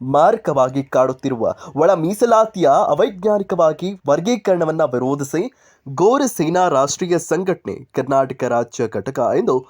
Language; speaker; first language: Kannada; native; Kannada